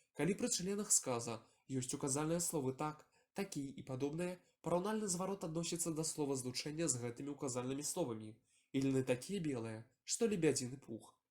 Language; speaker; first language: Belarusian; non-native, local second language; Russian